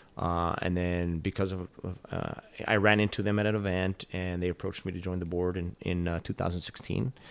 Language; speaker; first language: English; native; English